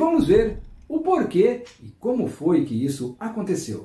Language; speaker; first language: Portuguese; native; Portuguese